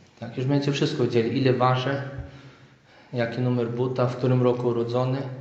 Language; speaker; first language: Polish; native; Polish